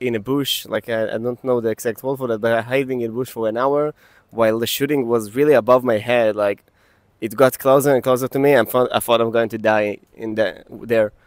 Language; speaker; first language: English; non-native, fluent; Hebrew